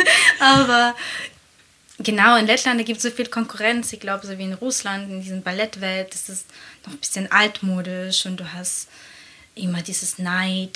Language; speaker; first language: German; non-native, fluent; Latvian